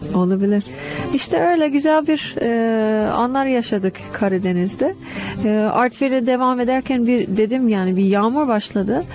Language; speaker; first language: Turkish; non-native, fluent; English